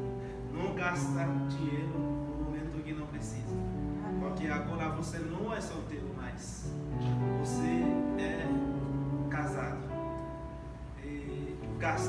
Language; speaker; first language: Portuguese; non-native, learner; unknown